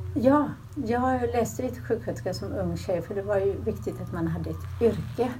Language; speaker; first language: Swedish; early bilingual, other home language; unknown